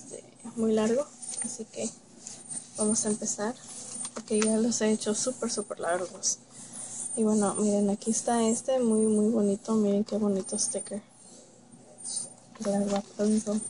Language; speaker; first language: Spanish; early bilingual, heritage; Spanish